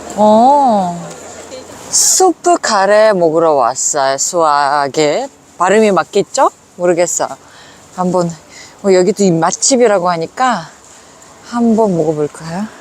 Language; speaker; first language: Korean; non-native, fluent; Uzbek